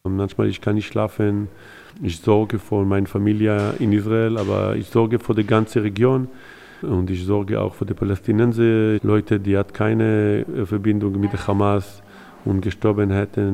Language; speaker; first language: German; non-native, learner; Hebrew